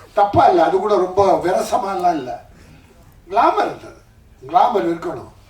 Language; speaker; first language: Tamil; native; Tamil